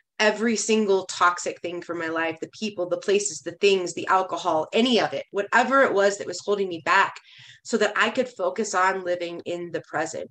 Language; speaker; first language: English; native; English